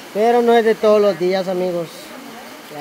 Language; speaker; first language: Spanish; native; Spanish